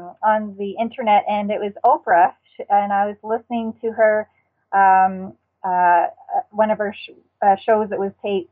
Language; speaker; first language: English; native; English